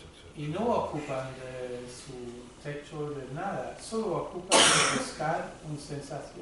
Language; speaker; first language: Spanish; non-native, fluent; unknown